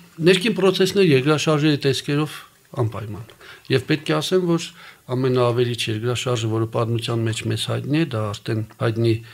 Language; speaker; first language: Armenian; native; Armenian